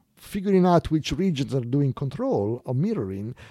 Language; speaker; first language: English; non-native, fluent; Italian